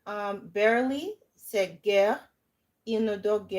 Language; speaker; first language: French; non-native, fluent; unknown